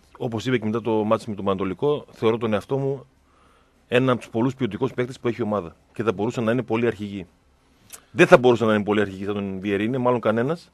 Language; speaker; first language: Greek; native; Greek